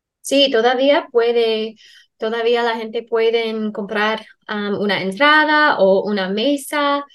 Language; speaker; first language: Spanish; non-native, fluent; English